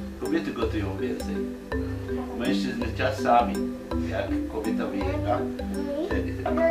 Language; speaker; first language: Polish; non-native, fluent; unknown